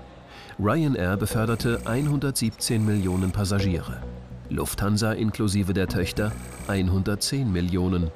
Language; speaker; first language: German; native; German